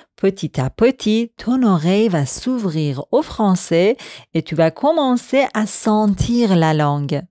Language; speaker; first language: French; non-native, fluent; Persian